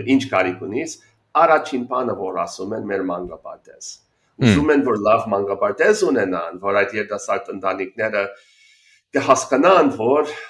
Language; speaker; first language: Armenian; early bilingual, heritage; Armenian